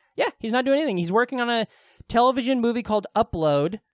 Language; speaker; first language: English; native; English